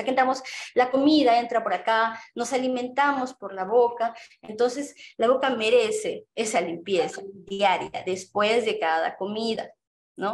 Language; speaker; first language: Spanish; native; Spanish